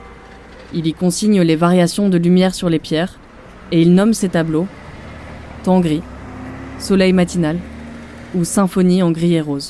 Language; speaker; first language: French; native; French